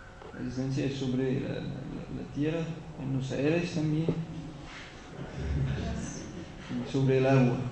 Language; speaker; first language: Spanish; non-native, fluent; French